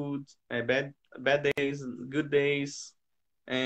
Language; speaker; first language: English; non-native, fluent; Portuguese